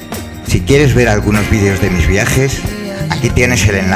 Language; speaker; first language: Spanish; native; Spanish